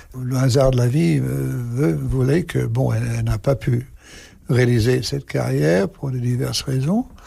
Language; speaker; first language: French; non-native, fluent; English